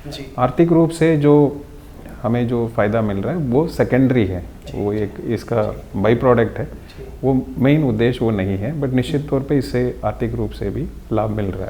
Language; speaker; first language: Hindi; non-native, local second language; Tamil